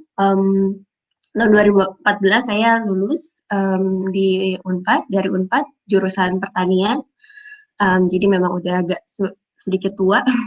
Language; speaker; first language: Indonesian; native; Indonesian